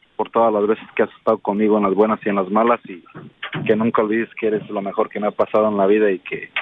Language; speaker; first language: Spanish; native; Spanish